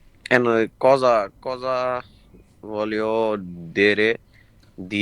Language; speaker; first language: Italian; non-native, learner; Bangla